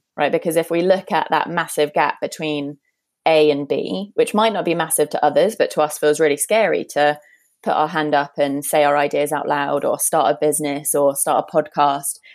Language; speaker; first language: English; native; English